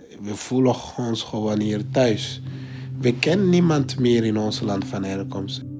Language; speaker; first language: Dutch; non-native, fluent; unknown